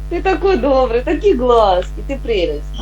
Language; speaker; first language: Russian; native; Russian